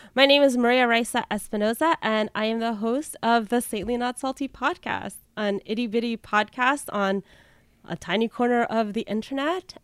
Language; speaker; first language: English; early bilingual, other home language; Filipino